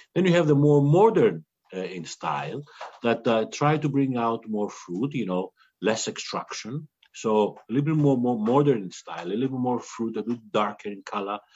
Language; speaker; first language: English; non-native, fluent; Greek